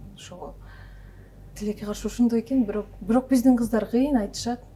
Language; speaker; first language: Kyrgyz; non-native, local second language; Russian